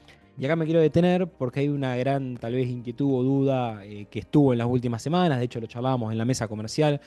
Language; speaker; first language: Spanish; native; Spanish